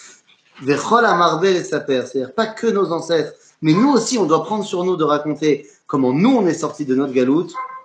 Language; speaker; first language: French; native; French